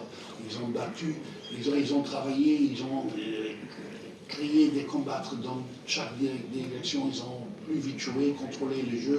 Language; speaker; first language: French; non-native, fluent; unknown